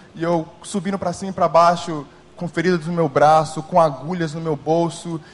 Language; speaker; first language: Portuguese; early bilingual, heritage; English